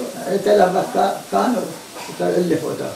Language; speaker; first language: Hebrew; non-native, learner; Arabic